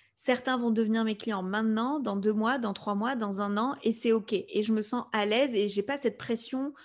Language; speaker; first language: French; non-native, fluent; Spanish